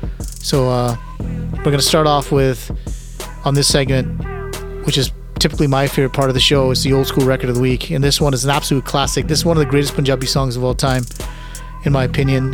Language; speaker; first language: English; early bilingual, other home language; Punjabi